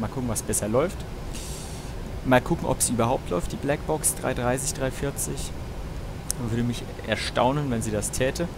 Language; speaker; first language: German; native; German